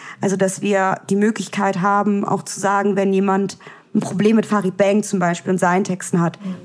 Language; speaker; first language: German; early bilingual, other home language; Russian